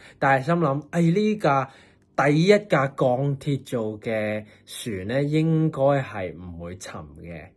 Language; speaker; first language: Cantonese; native; Cantonese